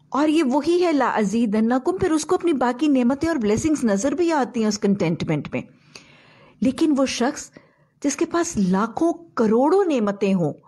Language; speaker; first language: Urdu; native; Urdu